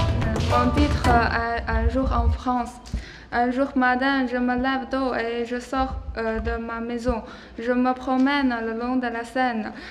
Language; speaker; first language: French; non-native, learner; Chinese